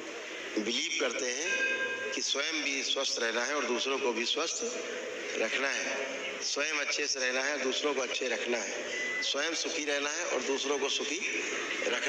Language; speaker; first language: Hindi; native; Hindi